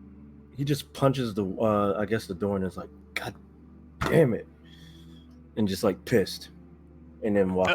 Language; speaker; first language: English; native; English